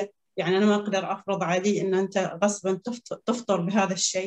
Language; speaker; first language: Arabic; native; Arabic